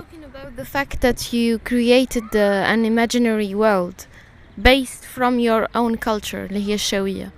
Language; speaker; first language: English; non-native, fluent; Arabic